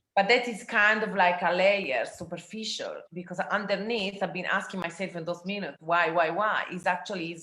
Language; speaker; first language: English; non-native, fluent; Italian